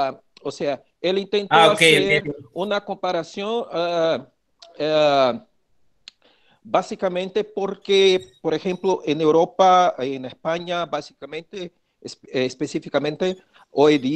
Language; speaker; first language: Spanish; non-native, fluent; Portuguese